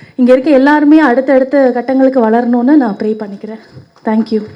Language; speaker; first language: Tamil; native; Tamil